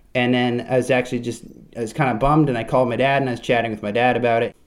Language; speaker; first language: English; native; English